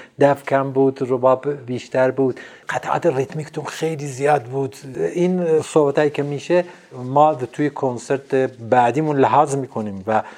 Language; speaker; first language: Persian; non-native, local second language; Central Kurdish